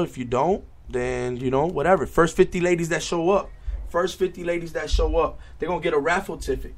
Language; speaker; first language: English; native; English